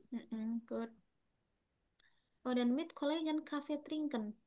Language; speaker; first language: German; non-native, fluent; Indonesian